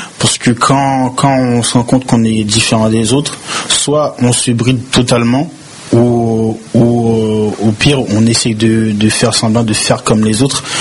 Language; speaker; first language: French; early bilingual, other home language; Haitian Creole